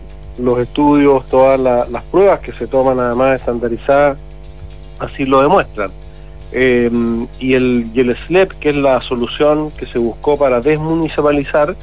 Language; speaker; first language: Spanish; native; Spanish